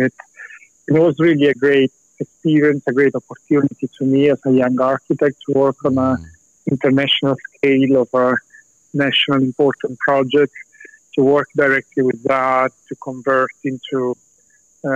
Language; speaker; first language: English; non-native, fluent; Italian